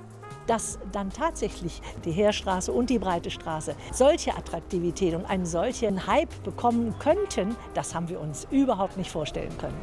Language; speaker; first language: German; native; German